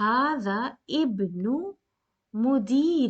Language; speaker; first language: Arabic; non-native, fluent; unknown